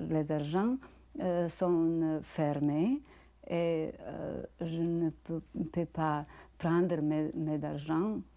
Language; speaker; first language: French; non-native, learner; Bosnian